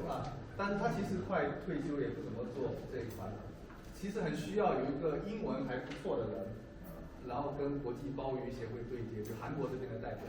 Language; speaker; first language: Chinese; native; Chinese